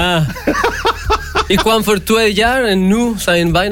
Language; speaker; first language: Dutch; non-native, learner; Spanish